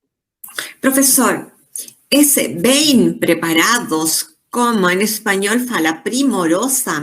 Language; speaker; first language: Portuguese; non-native, fluent; Spanish